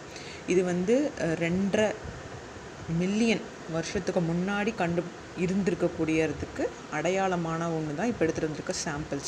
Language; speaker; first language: Tamil; native; Tamil